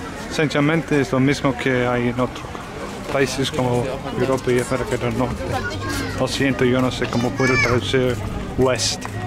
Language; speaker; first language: Spanish; non-native, learner; English